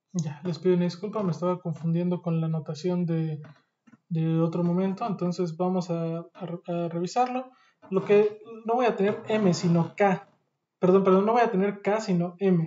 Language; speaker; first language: Spanish; native; Spanish